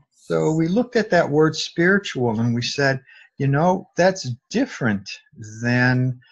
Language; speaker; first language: English; native; English